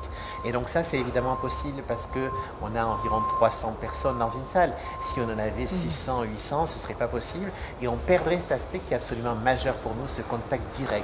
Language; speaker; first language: French; native; French